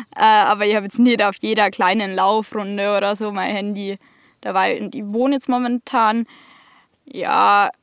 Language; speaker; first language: German; native; German